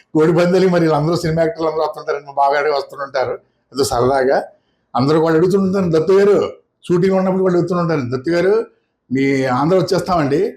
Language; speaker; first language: Telugu; native; Telugu